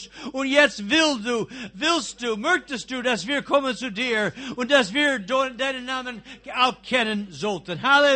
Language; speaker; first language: German; non-native, fluent; English